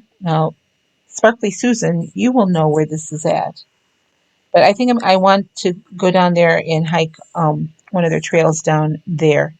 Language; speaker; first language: English; native; English